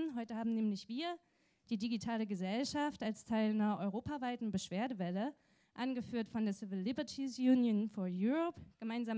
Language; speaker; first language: German; native; German